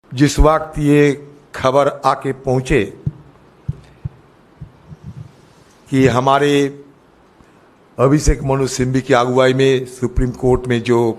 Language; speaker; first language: Hindi; non-native, local second language; Bangla